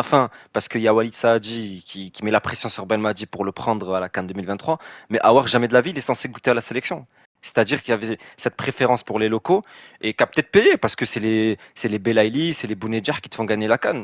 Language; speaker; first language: French; native; French